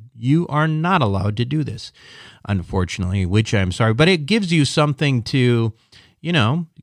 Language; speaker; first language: English; native; English